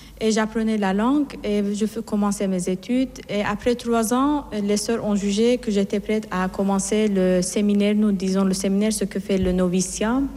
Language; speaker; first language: French; non-native, fluent; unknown